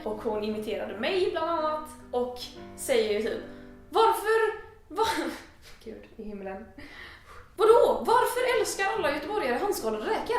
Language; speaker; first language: Swedish; native; Swedish